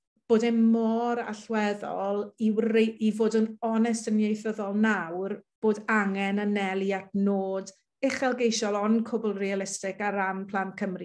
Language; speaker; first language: Welsh; native; Welsh